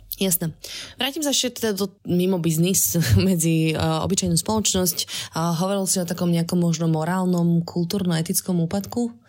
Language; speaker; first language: Slovak; native; Slovak